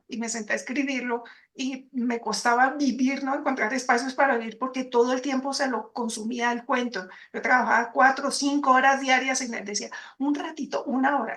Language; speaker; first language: Spanish; native; Spanish